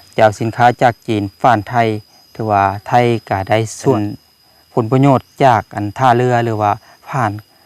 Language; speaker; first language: Thai; native; Thai